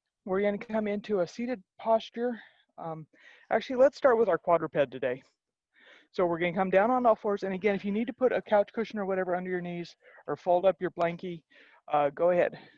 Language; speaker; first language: English; native; English